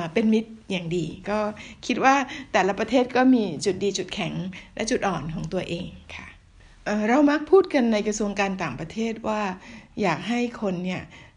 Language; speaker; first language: Thai; native; Thai